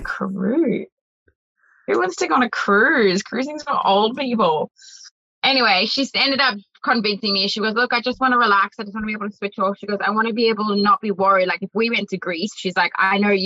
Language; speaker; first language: English; native; English